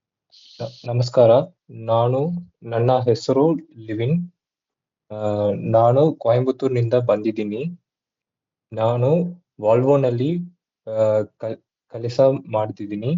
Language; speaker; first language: Kannada; non-native, learner; Tamil